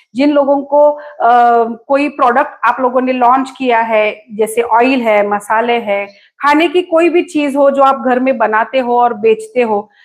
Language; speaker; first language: Hindi; non-native, local second language; Konkani